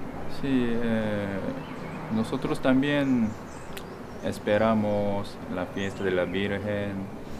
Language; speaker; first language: Spanish; non-native, fluent; Korean